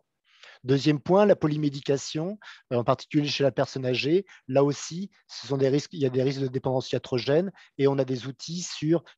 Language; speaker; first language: French; native; French